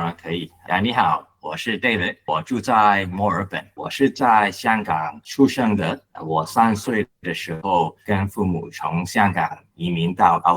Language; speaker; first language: Chinese; non-native, learner; Cantonese